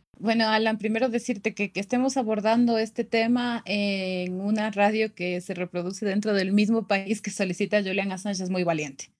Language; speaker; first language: Spanish; native; Spanish